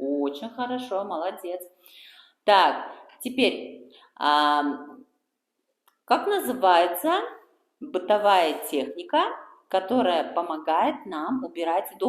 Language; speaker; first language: Russian; non-native, local second language; Kara-Kalpak